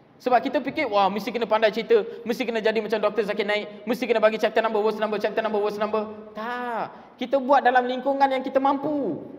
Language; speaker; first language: Malay; non-native, local second language; Tamil